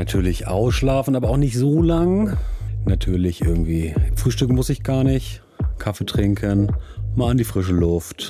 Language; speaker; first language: German; native; German